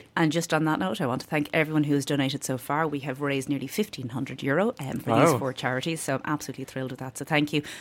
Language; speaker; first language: English; native; English